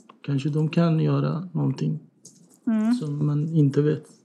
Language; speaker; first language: Swedish; non-native, learner; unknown